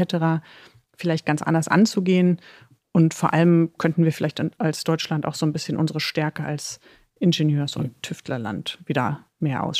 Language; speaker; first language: German; native; German